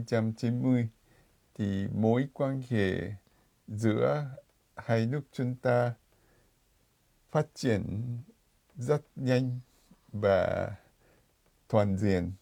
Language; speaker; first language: Vietnamese; non-native, fluent; Japanese